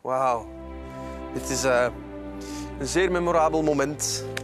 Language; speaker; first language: Dutch; native; Dutch